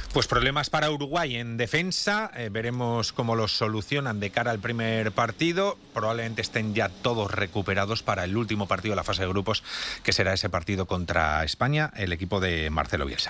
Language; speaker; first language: Spanish; native; Spanish